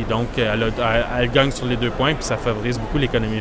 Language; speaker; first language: French; native; French